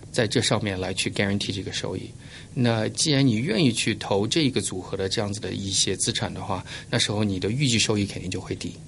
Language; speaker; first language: Chinese; early bilingual, heritage; Chinese